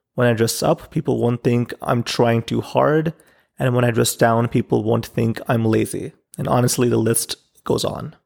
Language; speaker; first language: English; non-native, local second language; Urdu